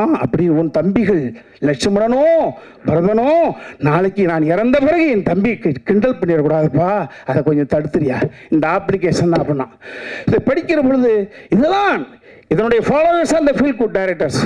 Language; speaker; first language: Tamil; native; Tamil